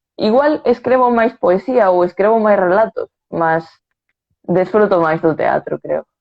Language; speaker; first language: Galician; non-native, local second language; Spanish